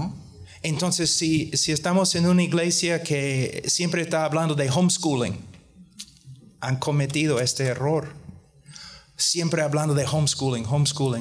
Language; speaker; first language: Spanish; non-native, fluent; English